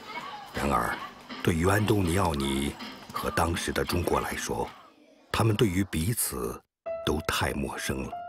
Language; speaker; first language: Chinese; native; Chinese